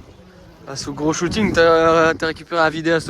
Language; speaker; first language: French; native; French